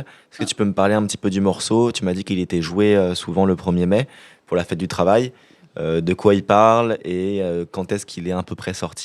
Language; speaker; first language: French; native; French